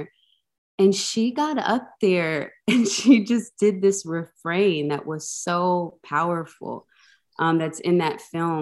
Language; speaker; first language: English; native; English